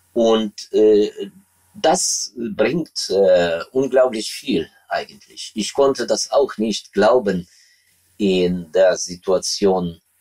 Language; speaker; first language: German; non-native, fluent; Ukrainian